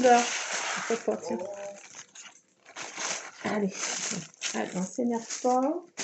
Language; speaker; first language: French; native; French